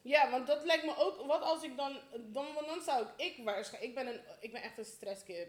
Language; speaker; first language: Dutch; early bilingual, heritage; Dutch